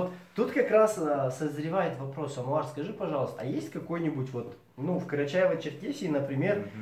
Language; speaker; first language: Russian; native; Russian